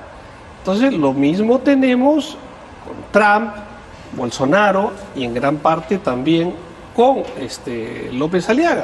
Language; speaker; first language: Spanish; native; Spanish